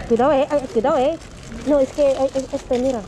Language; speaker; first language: Spanish; non-native, learner; Filipino